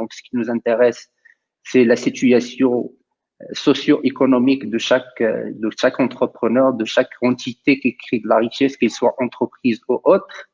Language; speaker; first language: French; non-native, local second language; Arabic